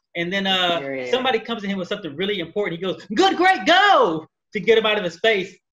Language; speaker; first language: English; native; English